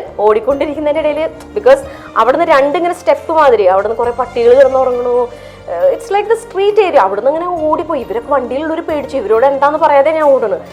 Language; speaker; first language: Malayalam; early bilingual, heritage; Malayalam